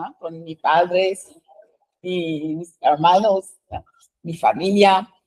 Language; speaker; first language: Spanish; non-native, fluent; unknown